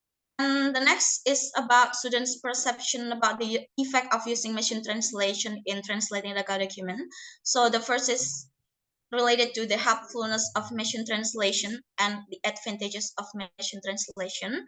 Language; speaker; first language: English; non-native, learner; Indonesian